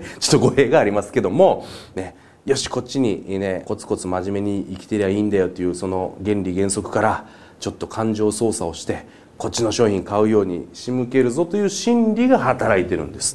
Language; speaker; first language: Japanese; native; Japanese